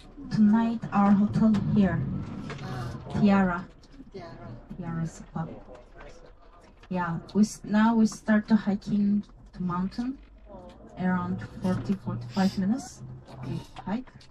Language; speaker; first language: English; non-native, fluent; Turkish